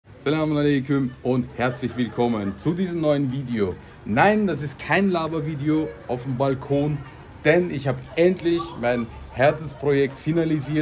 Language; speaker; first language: German; native; German